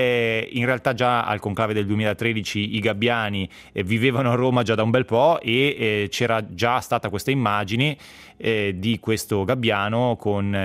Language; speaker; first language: Italian; native; Italian